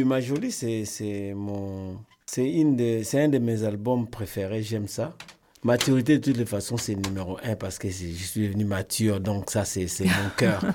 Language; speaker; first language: French; non-native, local second language; Lingala